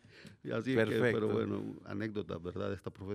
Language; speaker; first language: Spanish; native; Spanish